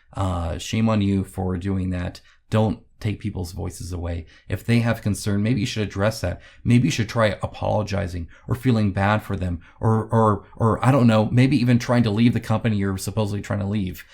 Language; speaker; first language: English; native; English